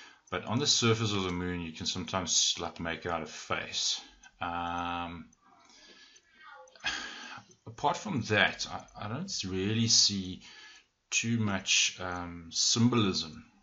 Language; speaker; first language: English; native; English